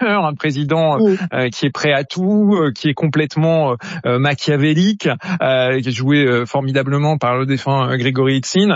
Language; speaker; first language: French; native; French